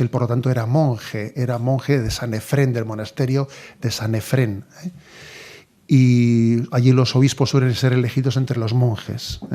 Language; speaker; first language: Spanish; native; Spanish